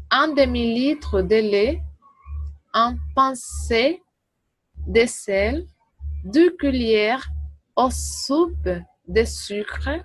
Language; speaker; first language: French; non-native, learner; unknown